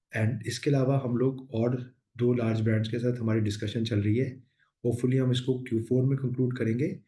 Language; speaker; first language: Hindi; native; Hindi